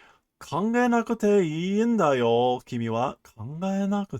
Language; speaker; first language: Japanese; non-native, learner; English